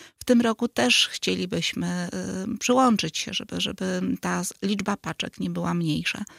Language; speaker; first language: Polish; native; Polish